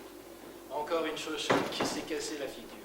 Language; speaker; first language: French; native; French